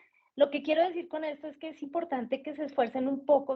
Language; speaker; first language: Spanish; native; Spanish